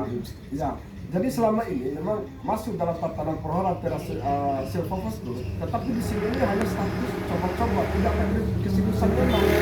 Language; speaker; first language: Indonesian; non-native, local second language; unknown